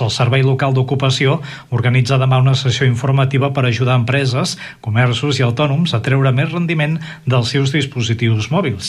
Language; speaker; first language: Catalan; native; Catalan